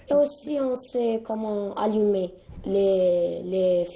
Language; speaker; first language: French; non-native, learner; Arabic